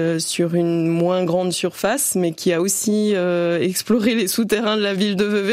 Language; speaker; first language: French; native; French